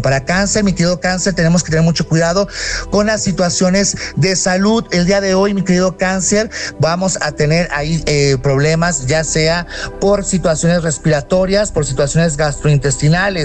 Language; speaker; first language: Spanish; native; Spanish